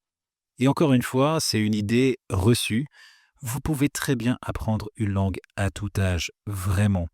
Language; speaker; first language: French; native; French